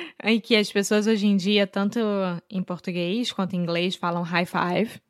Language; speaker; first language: Portuguese; native; Portuguese